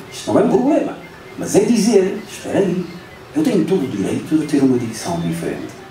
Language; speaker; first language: Portuguese; non-native, local second language; Upper Guinea Crioulo